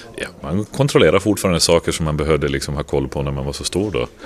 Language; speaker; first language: Swedish; native; Swedish